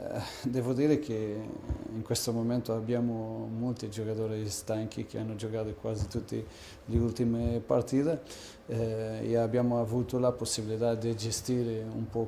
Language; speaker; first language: Italian; non-native, fluent; Portuguese